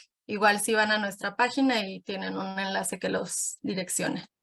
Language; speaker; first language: Spanish; native; Spanish